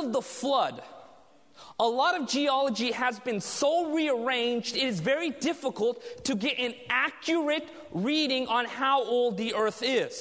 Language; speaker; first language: English; native; English